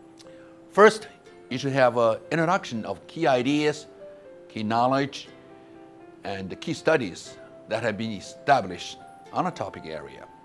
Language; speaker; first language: English; non-native, fluent; Chinese